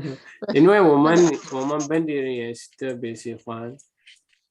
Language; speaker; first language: Chinese; non-native, fluent; Arabic